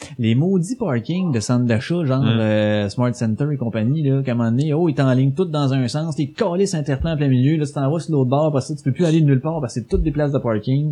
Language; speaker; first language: French; native; French